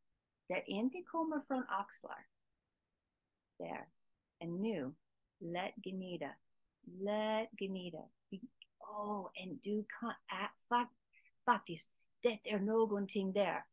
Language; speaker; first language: Swedish; non-native, learner; English